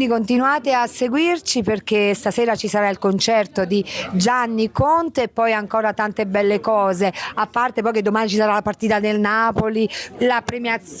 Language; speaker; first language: Italian; native; Italian